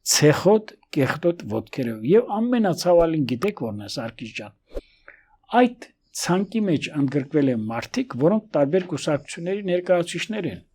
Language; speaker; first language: Armenian; native; Armenian